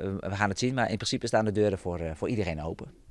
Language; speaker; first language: Dutch; native; Dutch